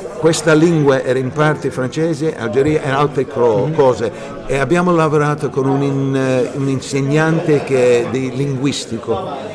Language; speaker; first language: Italian; early bilingual, heritage; English